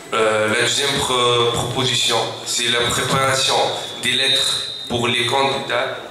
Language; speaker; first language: French; non-native, local second language; Arabic